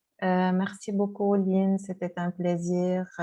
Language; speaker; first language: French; non-native, local second language; Arabic